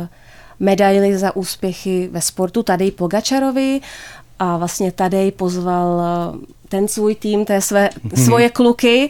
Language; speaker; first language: Czech; native; Czech